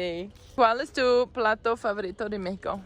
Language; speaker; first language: Spanish; non-native, learner; English